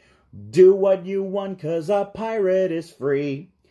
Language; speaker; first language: English; non-native, fluent; Portuguese